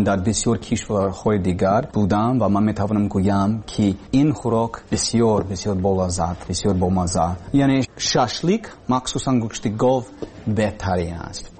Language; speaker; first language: Persian; non-native, learner; English